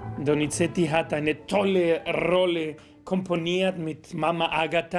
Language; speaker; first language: German; non-native, fluent; Spanish